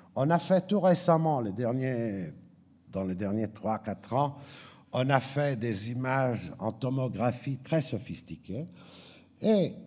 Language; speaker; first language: French; native; French